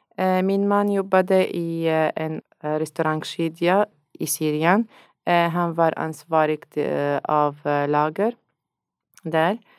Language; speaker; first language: Swedish; non-native, learner; Arabic